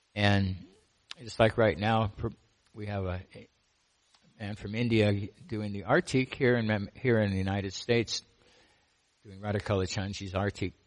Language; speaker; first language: English; native; English